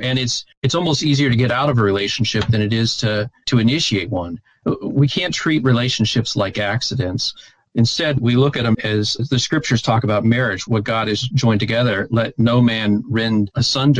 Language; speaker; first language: English; native; English